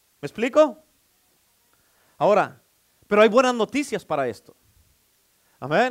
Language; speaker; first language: Spanish; native; Spanish